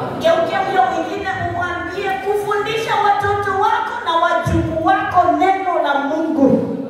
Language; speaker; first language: Swahili; non-native, local second language; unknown